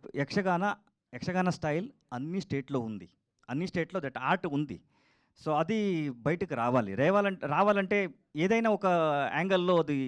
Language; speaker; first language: Telugu; non-native, learner; Kannada